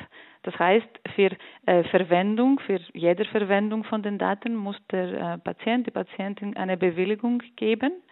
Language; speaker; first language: German; non-native, fluent; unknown